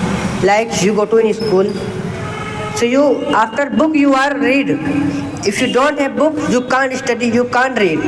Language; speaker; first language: English; non-native, learner; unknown